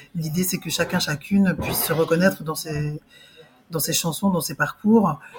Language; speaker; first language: French; early bilingual, other home language; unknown